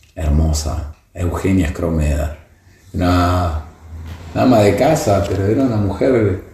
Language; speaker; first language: Spanish; native; Spanish